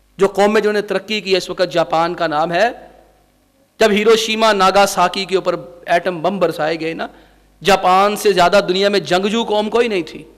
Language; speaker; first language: Urdu; non-native, local second language; Punjabi